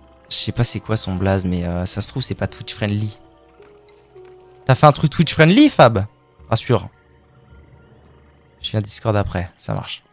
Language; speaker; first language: French; native; French